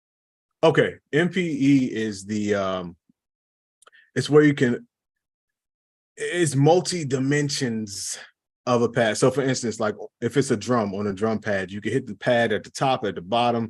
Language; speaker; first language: English; native; English